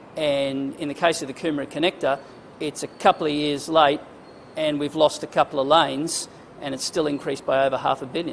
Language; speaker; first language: English; native; English